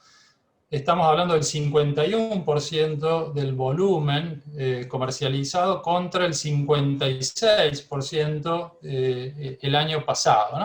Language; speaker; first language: Spanish; native; Spanish